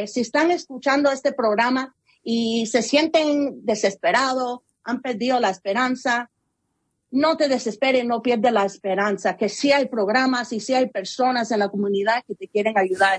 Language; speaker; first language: Spanish; early bilingual, heritage; Spanish